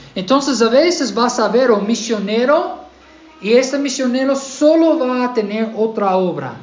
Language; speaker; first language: Spanish; non-native, fluent; English